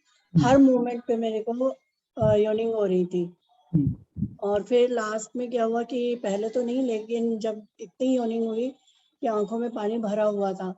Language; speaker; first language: Hindi; native; Hindi